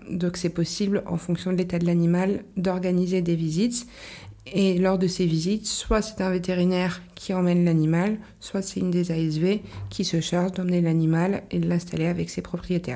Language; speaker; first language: French; native; French